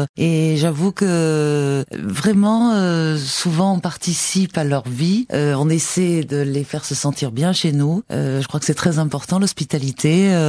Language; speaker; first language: French; native; French